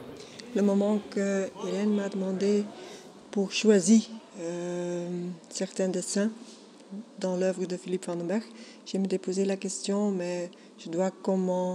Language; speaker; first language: French; non-native, local second language; Dutch